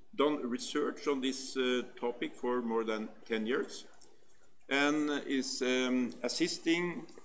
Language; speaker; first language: English; non-native, fluent; Norwegian